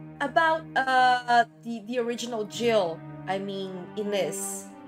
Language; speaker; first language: English; non-native, fluent; Portuguese